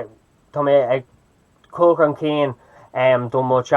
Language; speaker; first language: Irish; non-native, local second language; English